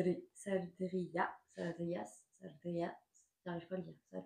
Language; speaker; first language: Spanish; non-native, learner; French